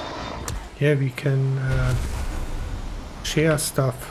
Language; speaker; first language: English; non-native, learner; German